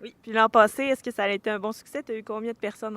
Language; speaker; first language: French; native; French